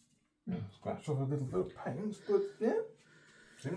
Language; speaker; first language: English; native; English